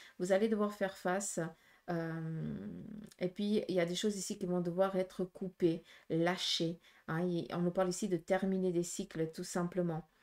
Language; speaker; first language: French; native; French